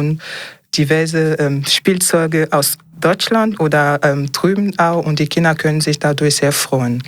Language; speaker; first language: German; non-native, fluent; French